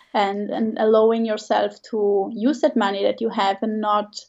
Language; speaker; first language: English; non-native, fluent; Swiss German